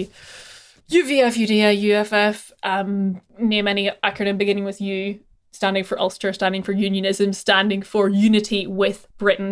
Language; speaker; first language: English; native; English